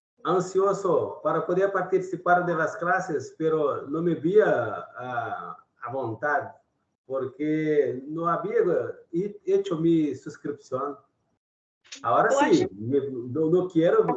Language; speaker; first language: Spanish; non-native, learner; Portuguese